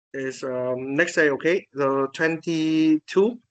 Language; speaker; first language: English; non-native, learner; Vietnamese